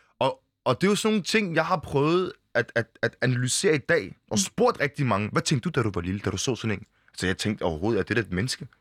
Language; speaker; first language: Danish; early bilingual, other home language; Arabic